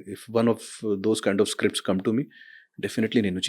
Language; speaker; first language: Telugu; non-native, fluent; Hindi